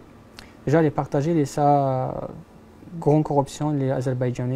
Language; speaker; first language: French; non-native, learner; Azerbaijani